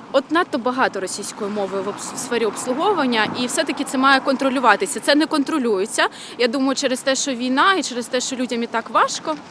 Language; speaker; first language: Ukrainian; non-native, local second language; Russian